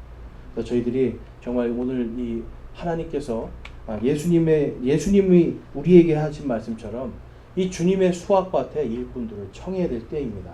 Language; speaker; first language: Korean; native; Korean